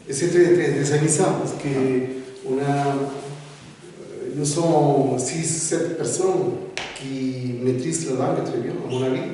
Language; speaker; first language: French; non-native, fluent; Spanish